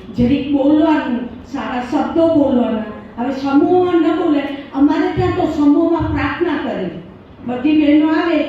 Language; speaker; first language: Gujarati; non-native, local second language; Kachhi